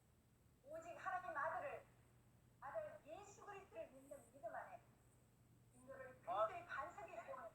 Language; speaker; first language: Korean; native; Korean